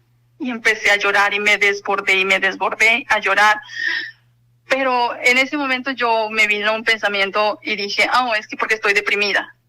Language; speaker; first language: Spanish; native; Spanish